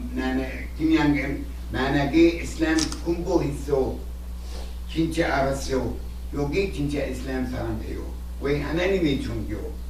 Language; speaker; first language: Korean; non-native, learner; Arabic